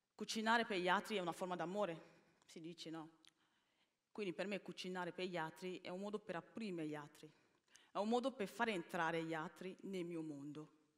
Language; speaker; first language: Italian; early bilingual, other home language; Bini